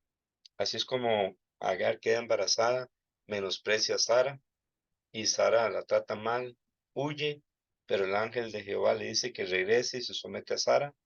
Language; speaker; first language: Spanish; native; Spanish